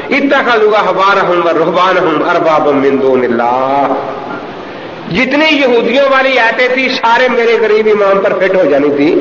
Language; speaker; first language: Urdu; non-native, local second language; Punjabi